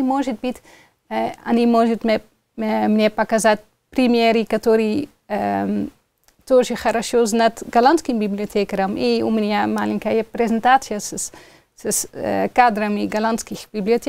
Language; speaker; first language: Russian; non-native, fluent; Dutch